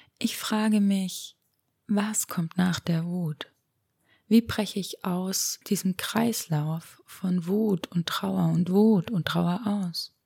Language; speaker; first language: German; early bilingual, other home language; Romanian